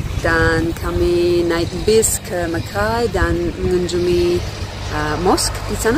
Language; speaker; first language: Indonesian; non-native, fluent; English